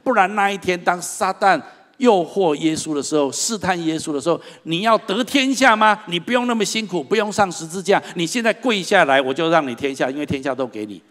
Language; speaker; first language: Chinese; native; Chinese